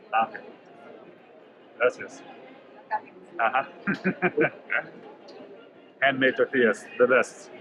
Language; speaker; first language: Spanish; non-native, learner; English